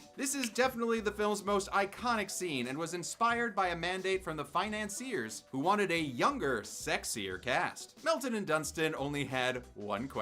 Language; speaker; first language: English; native; English